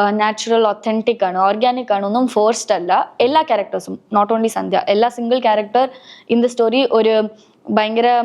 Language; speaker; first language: Malayalam; early bilingual, heritage; Malayalam